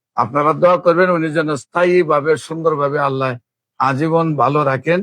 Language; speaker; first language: Bangla; native; Bangla